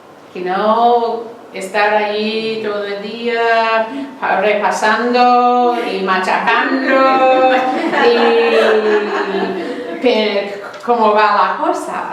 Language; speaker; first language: Spanish; non-native, fluent; English